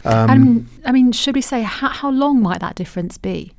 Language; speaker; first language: English; native; English